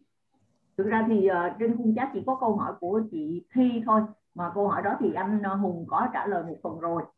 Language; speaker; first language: Vietnamese; native; Vietnamese